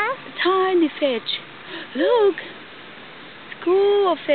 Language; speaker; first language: English; non-native, fluent; Thai